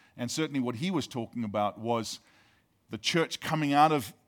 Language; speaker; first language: English; native; English